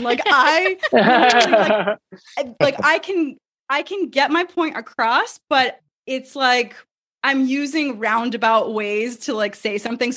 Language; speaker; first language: English; native; English